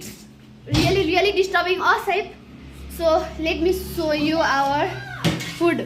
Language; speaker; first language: English; non-native, learner; Nepali